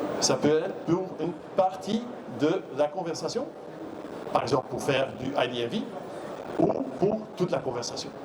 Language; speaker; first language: French; non-native, local second language; Dutch